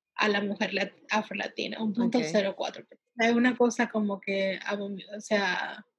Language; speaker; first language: Spanish; early bilingual, heritage; Spanish